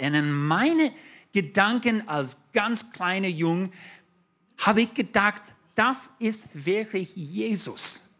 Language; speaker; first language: German; non-native, fluent; English